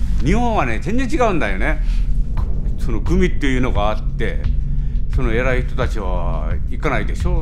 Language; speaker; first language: Japanese; non-native, fluent; Korean